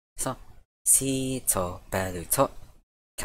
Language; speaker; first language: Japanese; non-native, learner; English